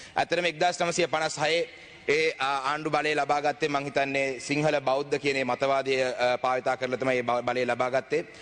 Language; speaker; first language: Sinhala; non-native, local second language; Tamil